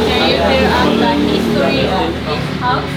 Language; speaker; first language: English; non-native, learner; Japanese